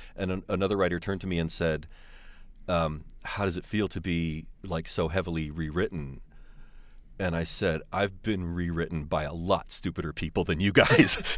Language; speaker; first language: English; native; English